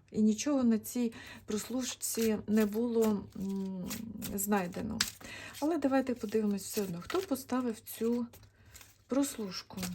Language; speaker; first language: Ukrainian; native; Ukrainian